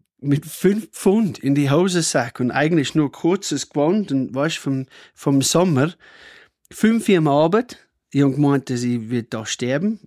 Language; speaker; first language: German; non-native, fluent; English